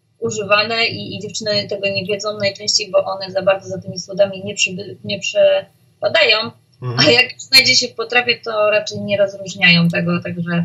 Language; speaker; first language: Polish; native; Polish